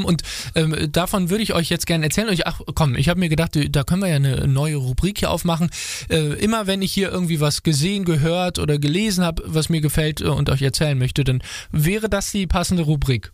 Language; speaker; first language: German; native; German